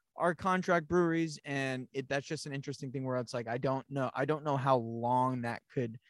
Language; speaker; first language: English; native; English